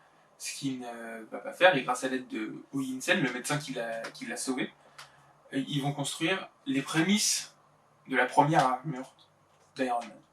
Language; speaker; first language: French; native; French